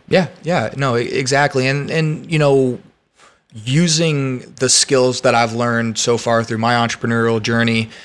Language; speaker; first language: English; native; English